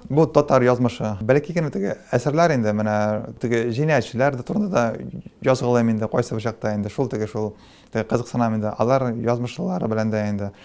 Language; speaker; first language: Tatar; non-native, local second language; Russian